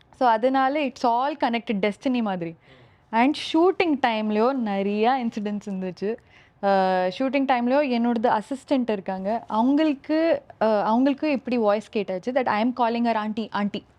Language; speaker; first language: Tamil; early bilingual, heritage; Tamil